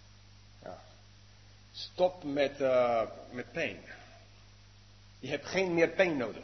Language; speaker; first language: Dutch; non-native, fluent; English